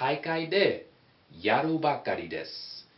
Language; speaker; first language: Japanese; non-native, fluent; English